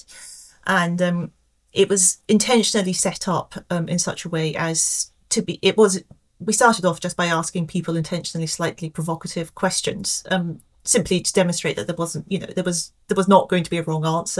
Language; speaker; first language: English; native; English